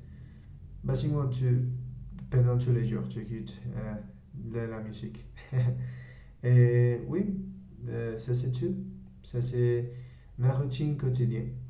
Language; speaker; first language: French; non-native, learner; Spanish